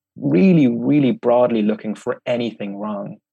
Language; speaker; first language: English; native; English